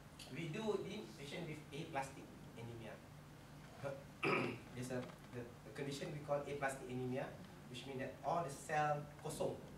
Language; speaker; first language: English; non-native, local second language; Malay